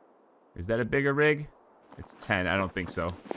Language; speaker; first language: English; native; English